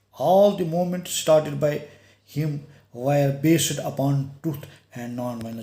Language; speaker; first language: English; non-native, local second language; Urdu